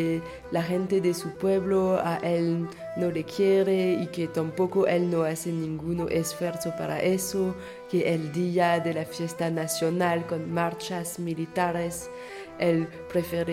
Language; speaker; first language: Spanish; non-native, fluent; French